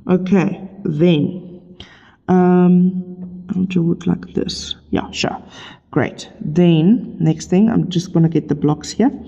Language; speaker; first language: English; non-native, local second language; Afrikaans